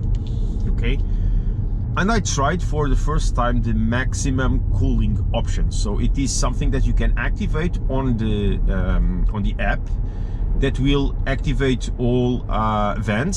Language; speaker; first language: English; non-native, fluent; Portuguese